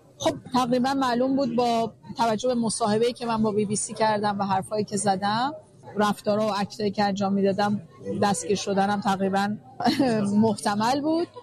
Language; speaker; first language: Persian; native; Persian